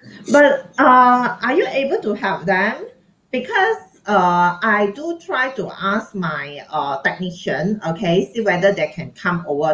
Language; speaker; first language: English; non-native, local second language; Chinese